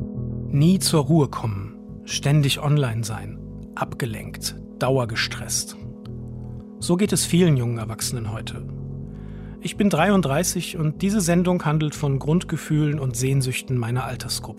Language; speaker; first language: German; native; German